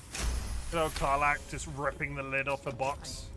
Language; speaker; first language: English; native; English